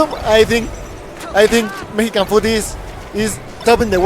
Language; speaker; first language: English; non-native, learner; Spanish